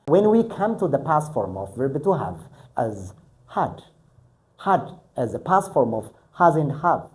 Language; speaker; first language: English; non-native, local second language; Amharic